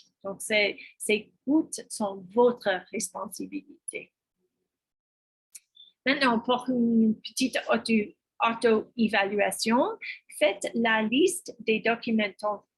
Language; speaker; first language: French; non-native, fluent; English